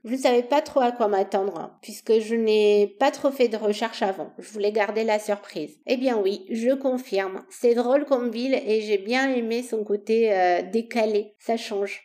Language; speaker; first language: French; non-native, fluent; Romanian